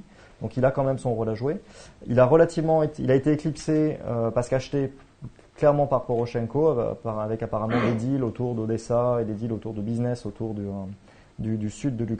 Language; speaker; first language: French; native; French